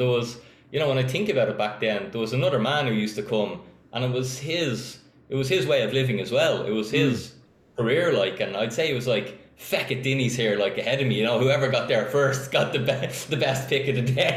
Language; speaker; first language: English; native; English